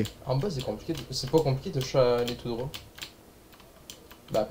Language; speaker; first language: French; native; French